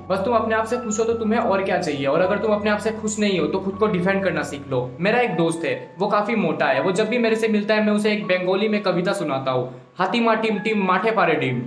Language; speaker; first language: Hindi; non-native, local second language; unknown